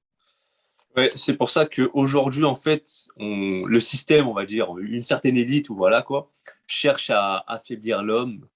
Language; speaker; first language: French; native; French